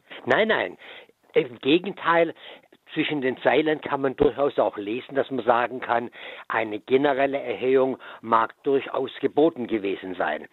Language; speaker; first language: German; native; German